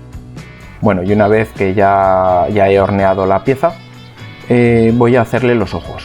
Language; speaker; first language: Spanish; native; Spanish